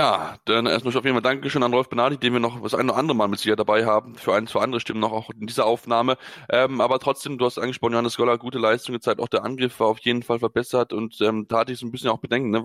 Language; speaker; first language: German; native; German